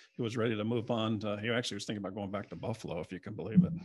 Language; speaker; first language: English; native; English